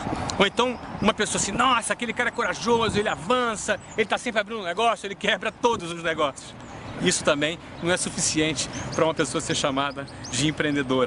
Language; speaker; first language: Portuguese; native; Portuguese